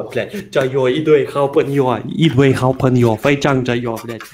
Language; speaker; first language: Chinese; non-native, learner; Russian